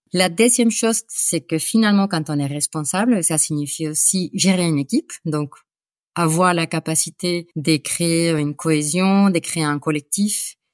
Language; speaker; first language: French; non-native, fluent; Spanish